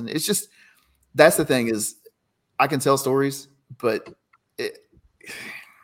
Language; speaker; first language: English; native; English